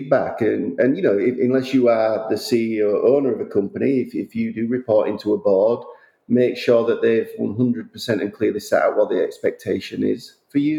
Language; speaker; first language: English; native; English